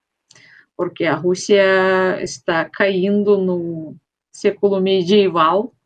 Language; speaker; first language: Portuguese; non-native, fluent; Russian